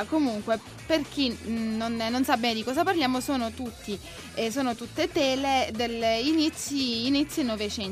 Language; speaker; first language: Italian; native; Italian